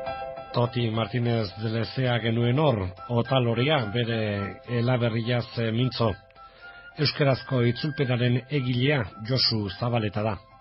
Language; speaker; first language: Basque; native; Basque